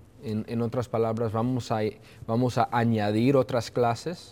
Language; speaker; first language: Spanish; early bilingual, heritage; Spanish